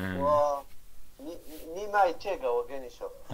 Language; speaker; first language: Chinese; non-native, learner; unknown